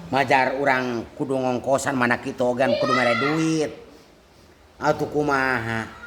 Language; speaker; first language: Sundanese; native; Sundanese